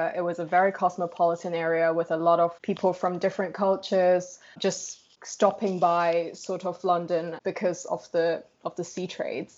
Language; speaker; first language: English; non-native, local second language; Cantonese